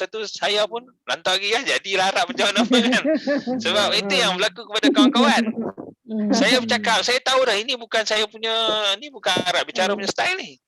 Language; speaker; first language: Malay; native; Malay